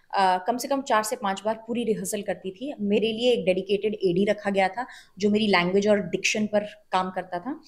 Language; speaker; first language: Hindi; native; Hindi